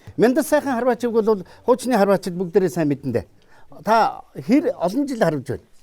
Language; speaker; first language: Mongolian; native; Mongolian